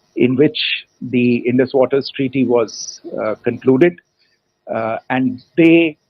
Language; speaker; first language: English; non-native, local second language; Hindi